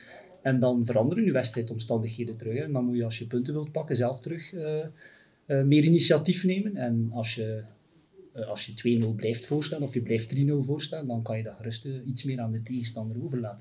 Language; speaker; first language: Dutch; native; Dutch